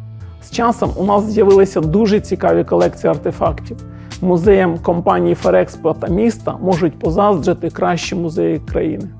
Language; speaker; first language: Ukrainian; native; Ukrainian